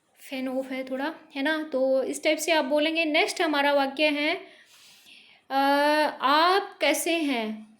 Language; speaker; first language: Hindi; native; Hindi